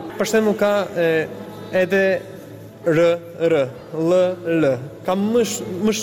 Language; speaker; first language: Albanian; non-native, learner; Bulgarian